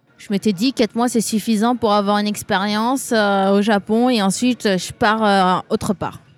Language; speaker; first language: French; native; French